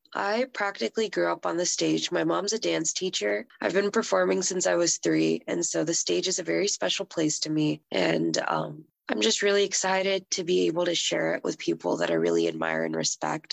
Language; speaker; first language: English; native; English